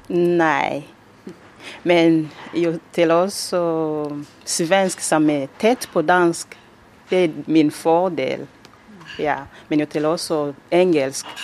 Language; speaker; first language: Danish; non-native, learner; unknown